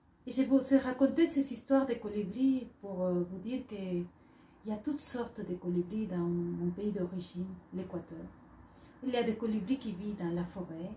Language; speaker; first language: French; non-native, fluent; Spanish